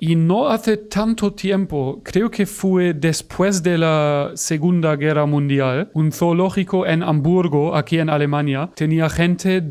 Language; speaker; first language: Spanish; non-native, fluent; German